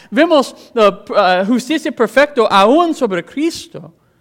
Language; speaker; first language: Spanish; non-native, fluent; English